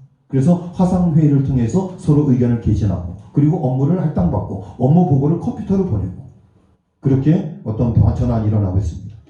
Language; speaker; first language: Korean; native; Korean